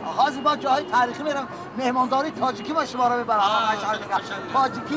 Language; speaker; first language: Persian; native; Persian